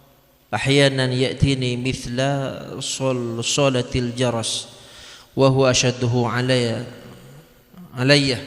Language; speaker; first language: Arabic; non-native, fluent; Madurese